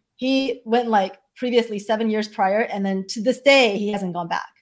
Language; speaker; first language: English; early bilingual, other home language; Chinese